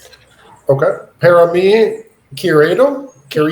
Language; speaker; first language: Spanish; non-native, learner; English